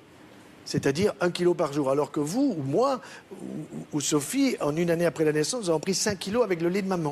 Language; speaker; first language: French; native; French